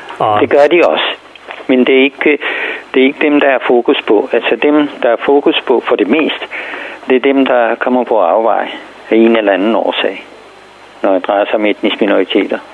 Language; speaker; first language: Danish; non-native, fluent; Urdu